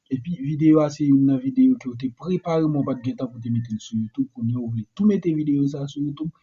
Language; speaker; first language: French; non-native, learner; Haitian Creole